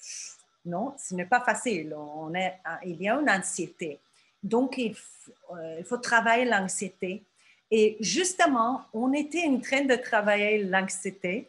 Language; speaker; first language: French; non-native, fluent; Turkish